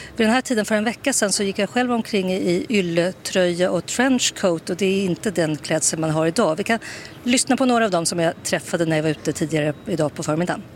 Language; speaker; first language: Swedish; native; Swedish